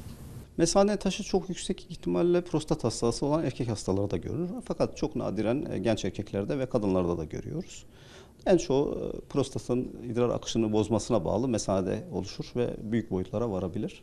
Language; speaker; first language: Turkish; native; Turkish